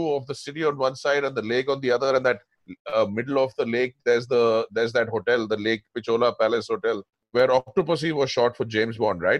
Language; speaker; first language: English; non-native, local second language; Hindi